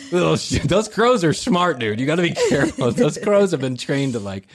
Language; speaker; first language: English; native; English